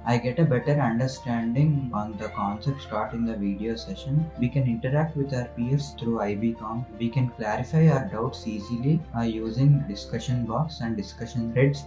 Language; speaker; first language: English; non-native, local second language; Telugu